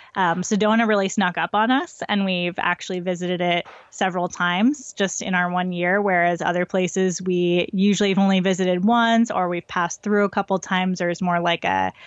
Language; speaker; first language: English; native; English